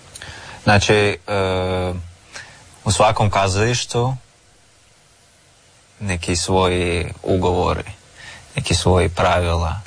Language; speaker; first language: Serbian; non-native, learner; Russian